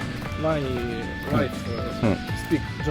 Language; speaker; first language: English; non-native, learner; Russian